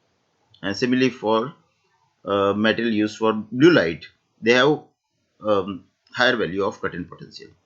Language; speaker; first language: English; non-native, local second language; Hindi